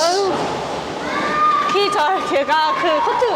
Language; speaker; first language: Korean; non-native, learner; Vietnamese